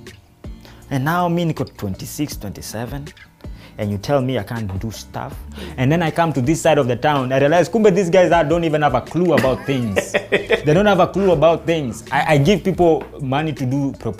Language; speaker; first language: English; non-native, local second language; Swahili